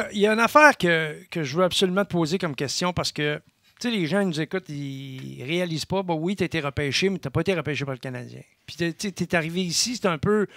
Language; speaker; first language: French; native; French